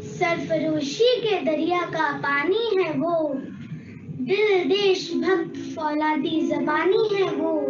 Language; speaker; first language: Hindi; native; Hindi